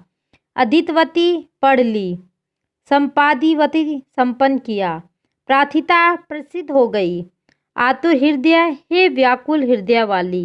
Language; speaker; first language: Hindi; native; Hindi